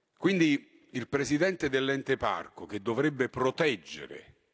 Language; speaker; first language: Italian; native; Italian